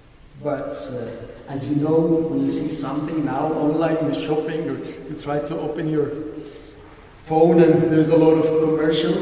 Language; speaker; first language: English; non-native, learner; Arabic